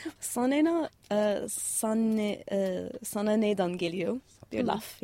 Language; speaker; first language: Turkish; non-native, fluent; English